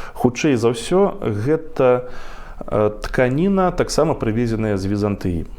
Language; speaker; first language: Belarusian; non-native, local second language; Russian